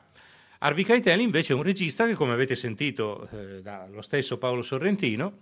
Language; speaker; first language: Italian; native; Italian